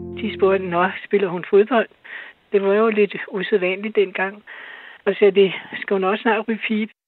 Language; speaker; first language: Danish; native; Danish